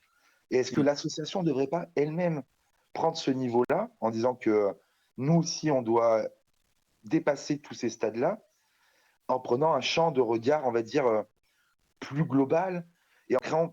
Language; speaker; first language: French; native; French